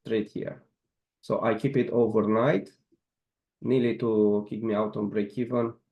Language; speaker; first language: English; non-native, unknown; Romanian